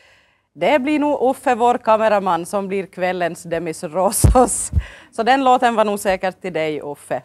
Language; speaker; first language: Swedish; native; Swedish